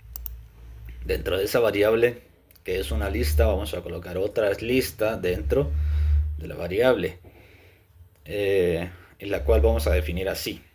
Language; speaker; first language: Spanish; native; Spanish